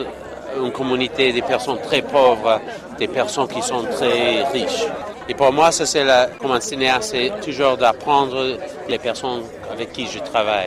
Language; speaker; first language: French; non-native, learner; English